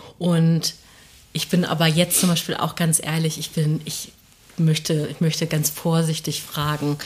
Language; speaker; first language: German; native; German